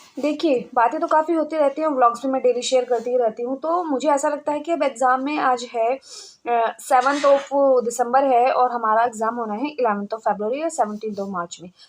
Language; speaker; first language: Hindi; native; Hindi